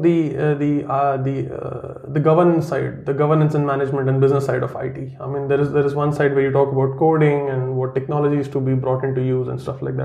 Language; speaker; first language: English; non-native, local second language; Kashmiri